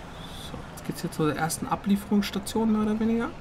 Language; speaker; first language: German; native; German